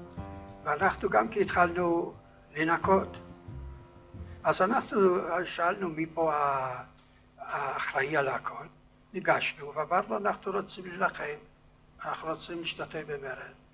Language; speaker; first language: Hebrew; non-native, fluent; Yiddish